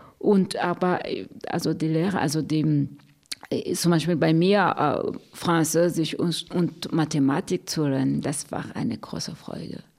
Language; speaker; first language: German; non-native, fluent; Rundi